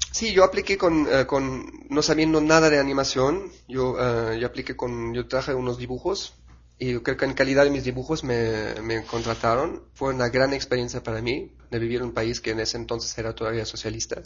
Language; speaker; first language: Spanish; non-native, fluent; German